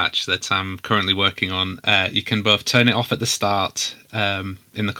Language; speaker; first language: English; native; English